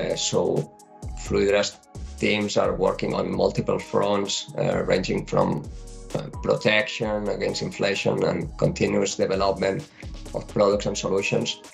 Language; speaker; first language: English; non-native, fluent; Spanish